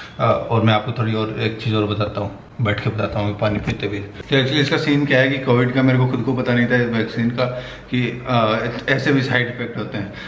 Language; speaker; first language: Hindi; native; Hindi